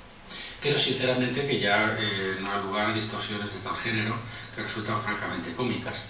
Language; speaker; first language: Spanish; native; Spanish